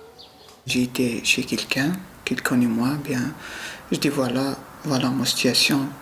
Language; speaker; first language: French; non-native, learner; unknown